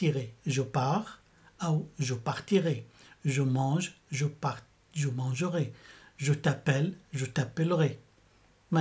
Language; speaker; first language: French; non-native, fluent; Arabic